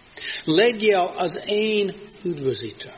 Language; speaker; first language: Hungarian; non-native, fluent; English